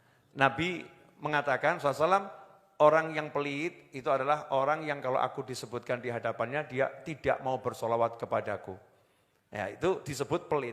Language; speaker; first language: Indonesian; native; Indonesian